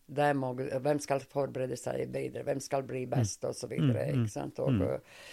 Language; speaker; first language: Norwegian; non-native, fluent; Serbian